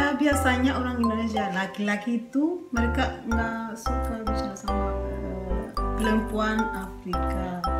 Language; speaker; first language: Indonesian; non-native, learner; Kinyarwanda